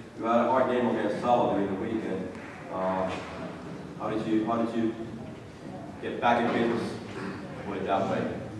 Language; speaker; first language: English; non-native, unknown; Finnish